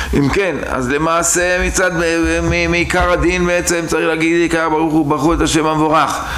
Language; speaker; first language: Hebrew; native; Hebrew